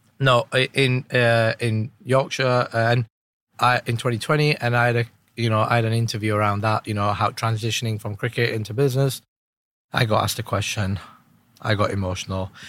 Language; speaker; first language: English; early bilingual, other home language; Urdu